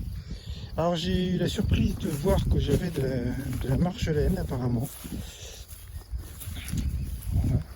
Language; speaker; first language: French; native; French